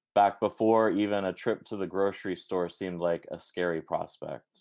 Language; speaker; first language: English; native; English